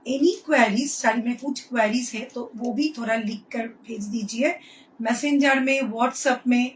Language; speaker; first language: Hindi; non-native, local second language; Bangla